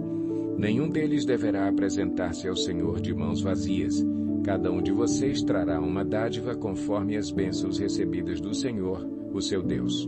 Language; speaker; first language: Portuguese; native; Portuguese